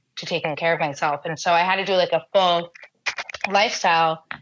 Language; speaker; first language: English; native; English